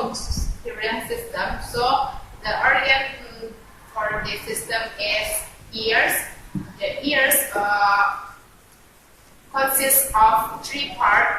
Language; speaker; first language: English; non-native, learner; Indonesian